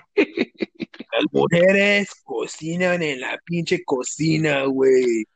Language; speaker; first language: Spanish; early bilingual, heritage; Spanish